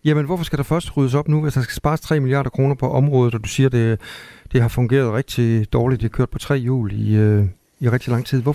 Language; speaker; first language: Danish; native; Danish